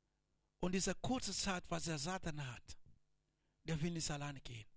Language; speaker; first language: German; non-native, learner; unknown